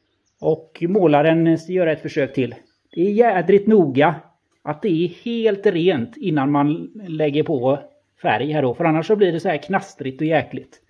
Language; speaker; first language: Swedish; native; Swedish